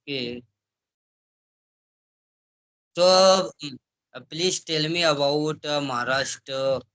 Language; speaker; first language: English; non-native, learner; Hindi